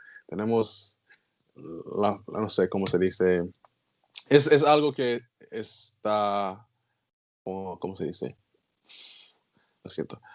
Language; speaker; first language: Spanish; non-native, learner; English